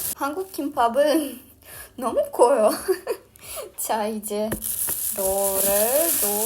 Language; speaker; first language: Korean; non-native, fluent; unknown